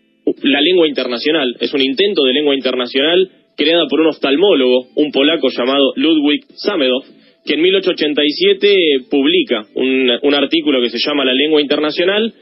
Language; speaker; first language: Spanish; native; Spanish